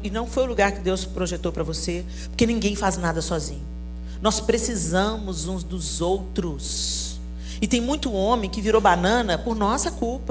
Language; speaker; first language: Portuguese; native; Portuguese